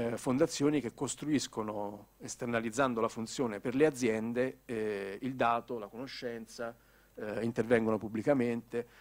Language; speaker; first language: Italian; native; Italian